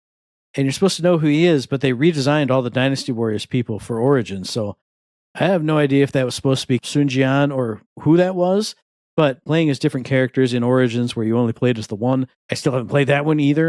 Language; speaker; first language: English; native; English